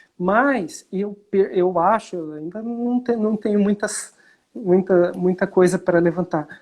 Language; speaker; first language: Portuguese; native; Portuguese